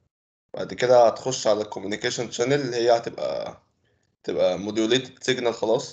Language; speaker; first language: Arabic; native; Arabic